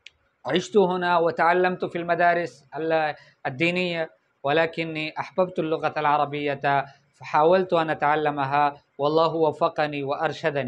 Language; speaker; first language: Arabic; non-native, fluent; Urdu